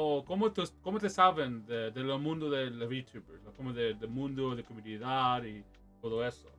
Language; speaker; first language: Spanish; early bilingual, heritage; English